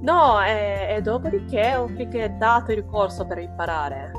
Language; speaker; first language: Italian; non-native, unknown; Japanese